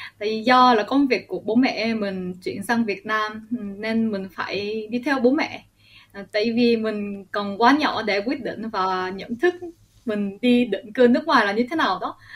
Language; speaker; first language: Vietnamese; early bilingual, other home language; Korean